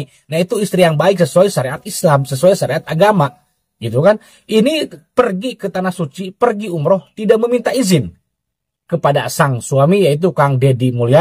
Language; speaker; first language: Indonesian; native; Indonesian